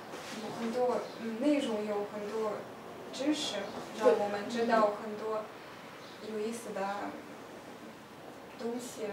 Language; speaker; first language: Chinese; non-native, learner; Russian